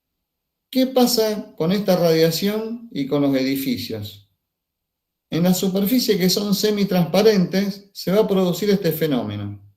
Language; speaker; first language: Spanish; native; Spanish